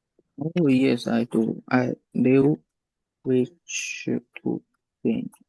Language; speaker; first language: English; non-native, learner; Chinese